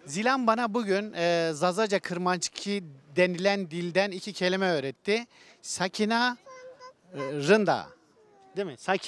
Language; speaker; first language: Turkish; native; Turkish